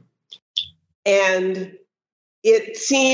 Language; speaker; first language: English; native; English